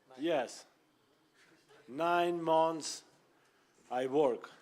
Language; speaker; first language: English; non-native, learner; Ukrainian